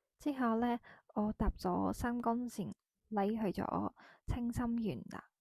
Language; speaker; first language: Cantonese; non-native, fluent; Japanese